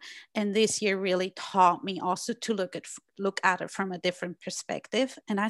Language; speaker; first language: English; non-native, fluent; German